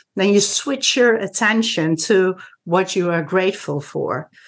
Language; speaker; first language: English; non-native, fluent; Dutch